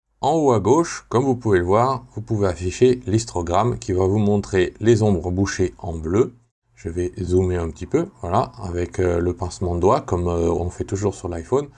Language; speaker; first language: French; native; French